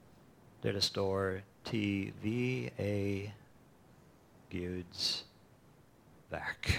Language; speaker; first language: Swedish; non-native, fluent; English